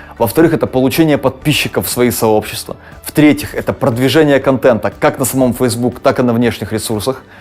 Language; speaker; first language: Russian; native; Russian